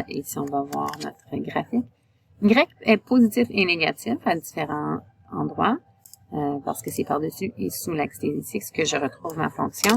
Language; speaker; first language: French; native; French